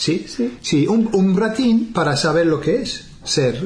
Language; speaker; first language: Spanish; non-native, fluent; English